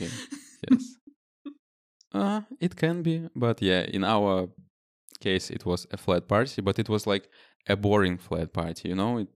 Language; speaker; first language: English; non-native, fluent; Russian